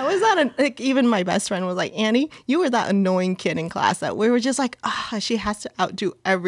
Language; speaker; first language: English; early bilingual, other home language; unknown